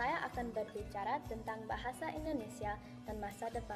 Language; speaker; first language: Indonesian; non-native, learner; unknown